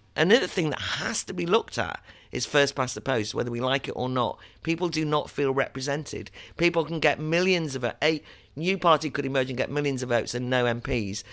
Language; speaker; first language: English; native; English